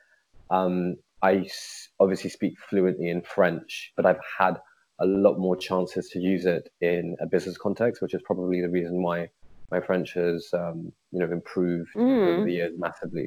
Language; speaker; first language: English; native; English